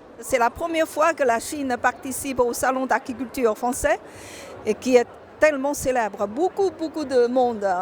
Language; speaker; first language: French; non-native, fluent; Chinese